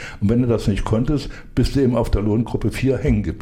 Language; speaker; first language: German; native; German